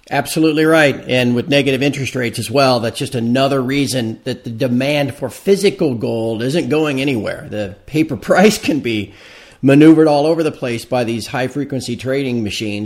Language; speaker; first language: English; native; English